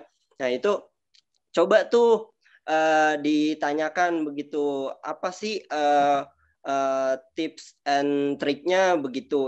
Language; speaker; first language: Indonesian; native; Indonesian